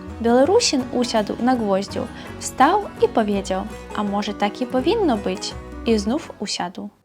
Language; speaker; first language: Polish; non-native, fluent; Belarusian